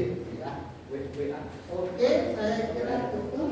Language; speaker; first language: Indonesian; native; Indonesian